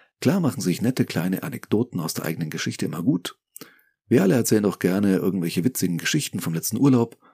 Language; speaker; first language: German; native; German